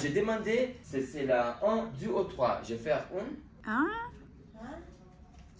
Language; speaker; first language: French; non-native, learner; Portuguese